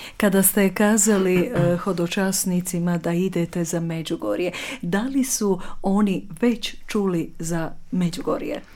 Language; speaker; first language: Croatian; native; Croatian